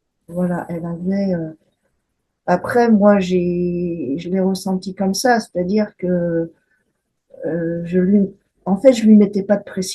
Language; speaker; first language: French; native; French